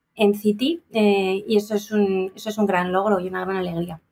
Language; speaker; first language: Spanish; native; Spanish